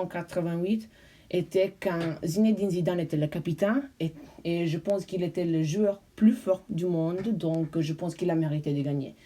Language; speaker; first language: French; non-native, learner; English